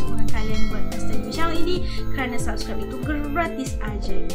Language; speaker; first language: Malay; native; Malay